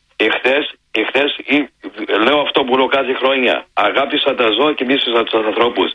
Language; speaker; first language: Greek; early bilingual, heritage; Greek